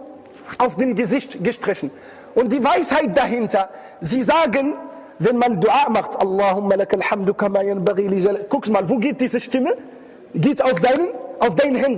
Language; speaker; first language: German; non-native, fluent; Arabic